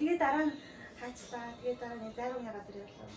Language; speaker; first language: Mongolian; native; Mongolian